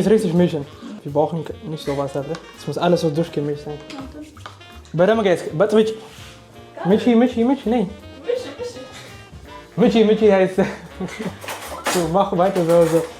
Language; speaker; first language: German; early bilingual, other home language; Amharic